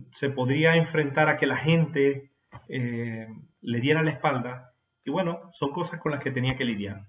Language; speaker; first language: Spanish; native; Spanish